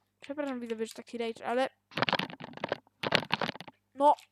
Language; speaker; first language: Polish; native; Polish